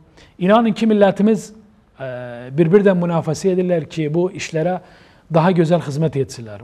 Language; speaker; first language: Turkish; native; Turkish